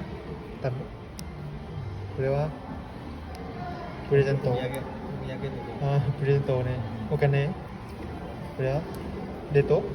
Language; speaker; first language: Japanese; non-native, learner; Hmong